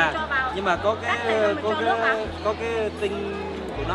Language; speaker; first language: Vietnamese; early bilingual, heritage; Vietnamese